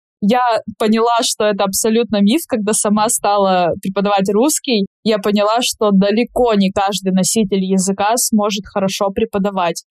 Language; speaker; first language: Russian; native; Russian